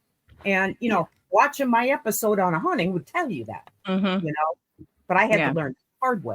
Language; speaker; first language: English; native; English